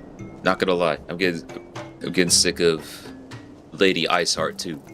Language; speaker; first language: English; native; English